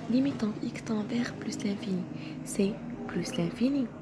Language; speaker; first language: French; non-native, local second language; Arabic